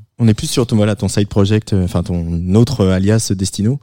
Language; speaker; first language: French; native; French